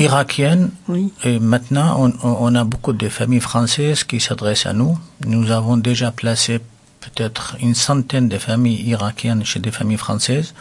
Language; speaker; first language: French; non-native, local second language; Arabic